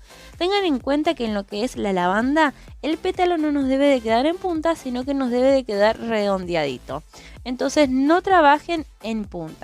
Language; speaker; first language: Spanish; native; Spanish